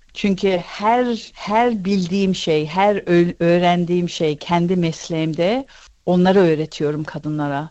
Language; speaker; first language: Turkish; early bilingual, heritage; Turkish